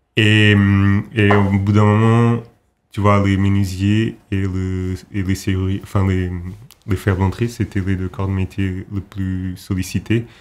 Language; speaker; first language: French; non-native, fluent; Portuguese